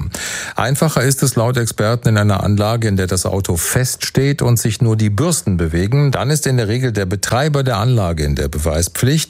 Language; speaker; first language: German; native; German